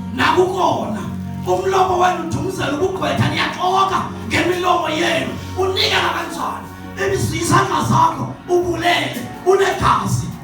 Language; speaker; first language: Zulu; non-native, local second language; Xhosa